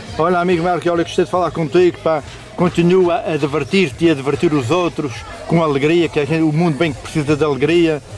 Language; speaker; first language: Portuguese; native; Portuguese